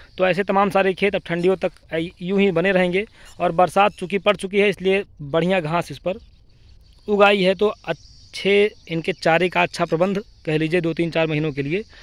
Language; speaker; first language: Hindi; native; Hindi